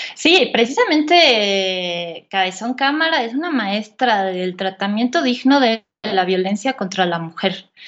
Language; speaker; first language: Spanish; native; Spanish